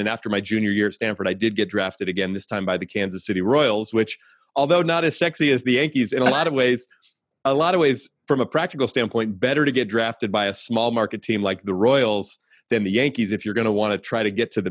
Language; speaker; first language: English; native; English